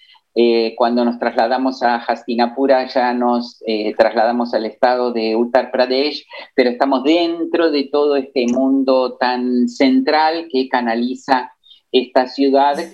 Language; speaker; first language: Spanish; native; Spanish